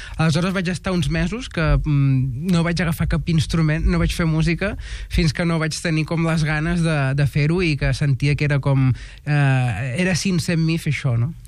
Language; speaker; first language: Catalan; native; Catalan